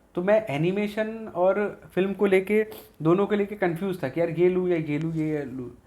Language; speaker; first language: Hindi; non-native, local second language; Haryanvi